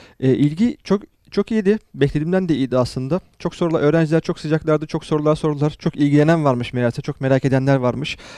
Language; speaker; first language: Turkish; native; Turkish